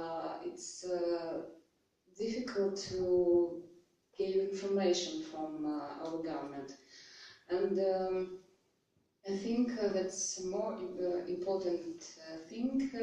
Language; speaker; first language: English; non-native, learner; Russian